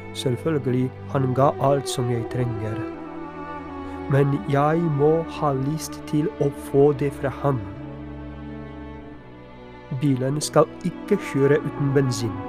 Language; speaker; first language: Norwegian; non-native, fluent; Polish